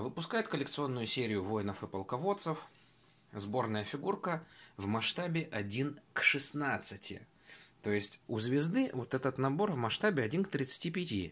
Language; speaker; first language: Russian; native; Russian